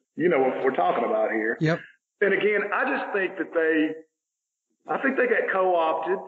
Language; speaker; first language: English; native; English